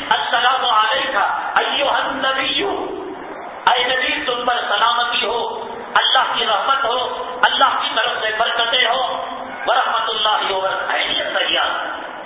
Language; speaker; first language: Urdu; native; Urdu